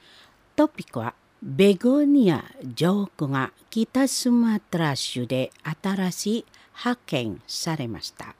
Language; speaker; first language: Japanese; non-native, fluent; Indonesian